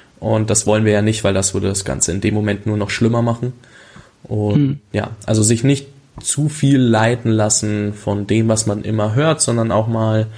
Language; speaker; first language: German; native; German